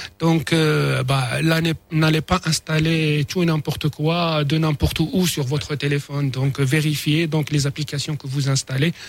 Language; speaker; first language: French; non-native, local second language; Arabic